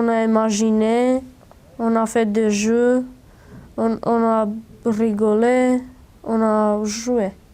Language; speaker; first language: French; non-native, learner; Romanian